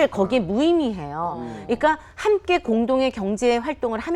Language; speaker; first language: Korean; native; Korean